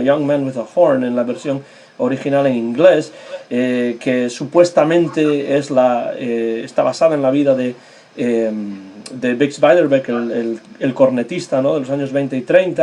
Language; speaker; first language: Spanish; native; Spanish